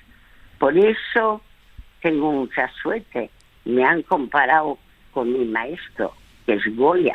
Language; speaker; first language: Spanish; early bilingual, other home language; French